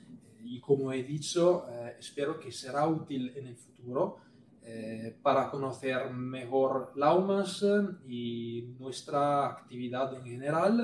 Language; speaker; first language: Spanish; non-native, fluent; Italian